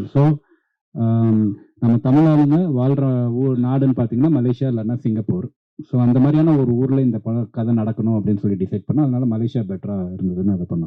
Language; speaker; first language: Tamil; native; Tamil